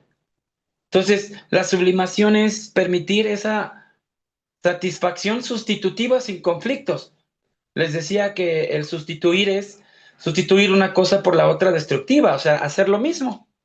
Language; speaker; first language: Spanish; native; Spanish